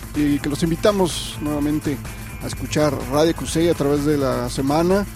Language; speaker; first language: Spanish; native; Spanish